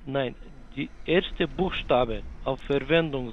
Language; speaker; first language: German; non-native, learner; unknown